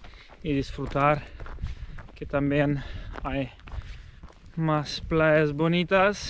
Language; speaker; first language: Spanish; non-native, fluent; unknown